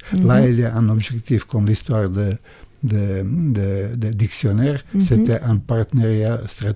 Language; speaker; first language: French; non-native, fluent; Croatian